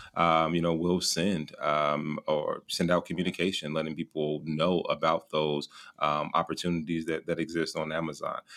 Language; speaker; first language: English; native; English